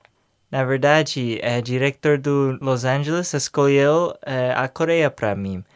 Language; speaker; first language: Portuguese; non-native, learner; English